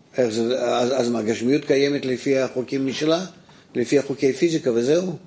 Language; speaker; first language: Hebrew; non-native, fluent; Russian